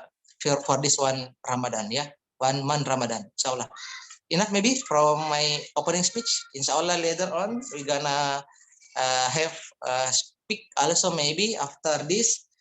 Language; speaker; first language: English; non-native, fluent; Indonesian